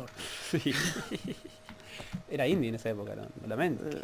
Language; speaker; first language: Spanish; native; Spanish